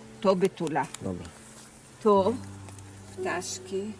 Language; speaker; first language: Polish; early bilingual, heritage; Hebrew